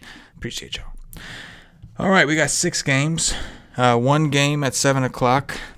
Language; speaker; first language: English; native; English